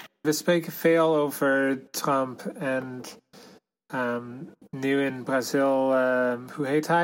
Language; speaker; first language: Dutch; non-native, fluent; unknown